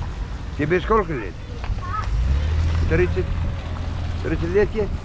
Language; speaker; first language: Russian; non-native, fluent; Georgian